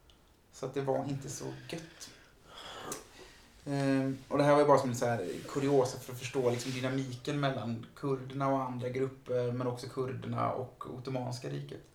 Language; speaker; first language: Swedish; native; Swedish